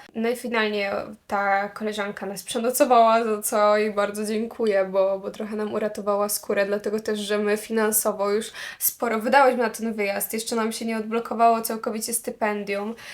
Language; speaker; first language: Polish; native; Polish